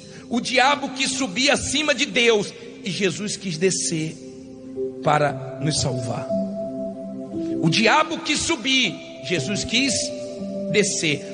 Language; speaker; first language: Portuguese; native; Portuguese